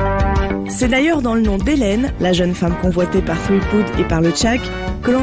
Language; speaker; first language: French; native; French